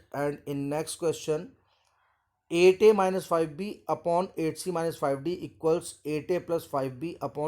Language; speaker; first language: English; non-native, local second language; Hindi